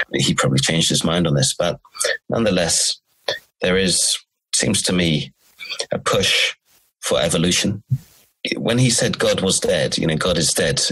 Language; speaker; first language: English; native; English